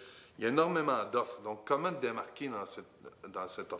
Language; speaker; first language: French; native; French